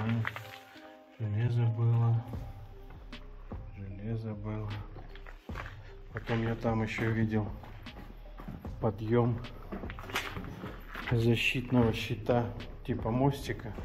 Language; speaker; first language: Russian; native; Russian